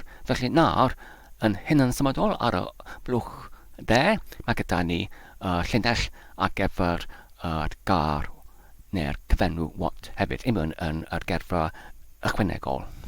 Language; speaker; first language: Welsh; non-native, fluent; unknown